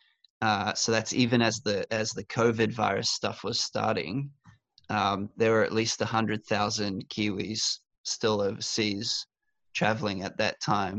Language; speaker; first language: English; native; English